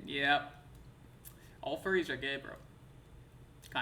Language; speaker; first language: English; native; English